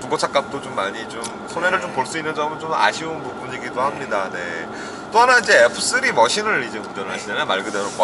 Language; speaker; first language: Korean; native; Korean